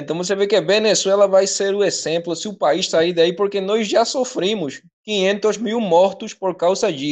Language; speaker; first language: Portuguese; non-native, fluent; Spanish